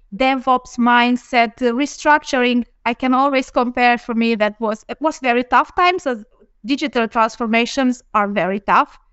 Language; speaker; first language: English; non-native, fluent; Romanian